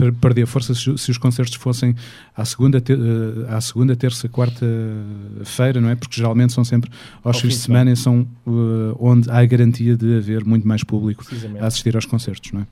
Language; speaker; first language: Portuguese; native; Portuguese